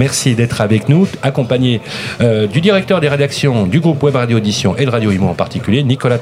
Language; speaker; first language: French; native; French